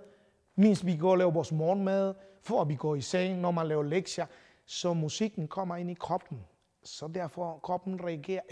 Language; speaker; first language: Danish; non-native, fluent; Spanish